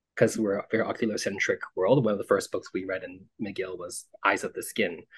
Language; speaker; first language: English; native; English